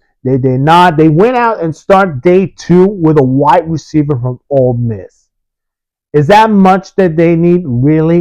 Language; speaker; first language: English; early bilingual, other home language; Spanish